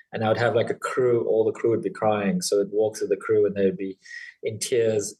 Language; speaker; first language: English; native; English